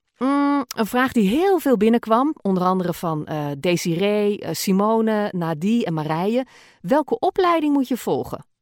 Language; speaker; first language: Dutch; native; Dutch